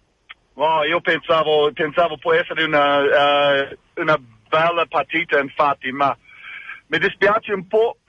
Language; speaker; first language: Italian; non-native, fluent; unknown